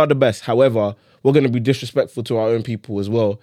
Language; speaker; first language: English; native; English